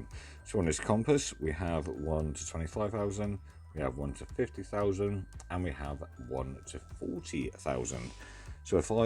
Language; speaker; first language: English; native; English